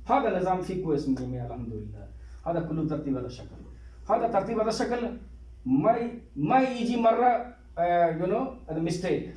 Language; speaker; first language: Arabic; non-native, learner; Hindi